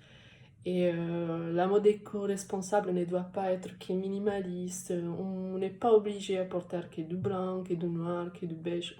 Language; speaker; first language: French; non-native, fluent; Italian